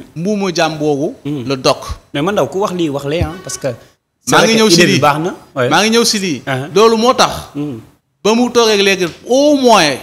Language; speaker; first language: Wolof; native; Wolof